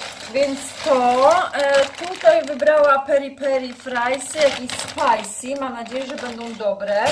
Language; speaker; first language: Polish; native; Polish